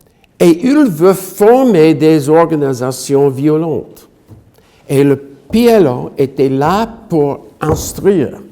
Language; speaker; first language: French; non-native, fluent; English